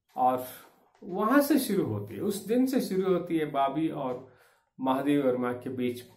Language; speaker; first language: Hindi; non-native, local second language; Kannada